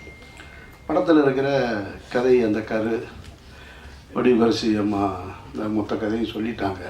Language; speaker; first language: Tamil; native; Tamil